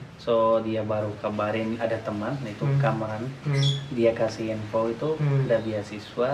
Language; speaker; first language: Indonesian; non-native, learner; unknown